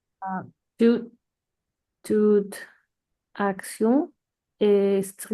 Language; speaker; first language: French; non-native, learner; English